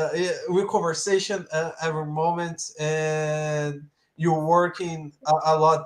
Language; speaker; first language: English; non-native, learner; Portuguese